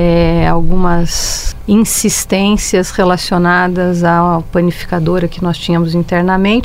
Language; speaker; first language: Portuguese; native; Portuguese